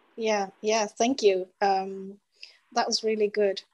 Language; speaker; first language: English; non-native, fluent; Norwegian